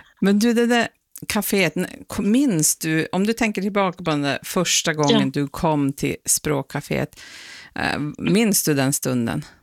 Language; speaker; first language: Swedish; native; Swedish